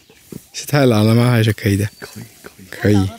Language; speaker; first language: Chinese; non-native, fluent; Slovak